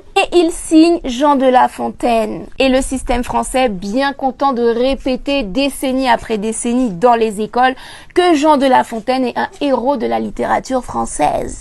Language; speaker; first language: French; native; French